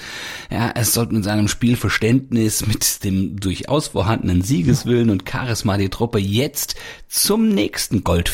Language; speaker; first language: German; native; German